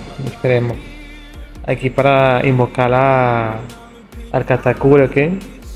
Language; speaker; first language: Spanish; non-native, fluent; Portuguese